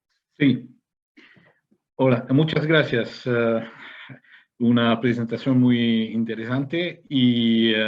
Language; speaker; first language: Spanish; non-native, fluent; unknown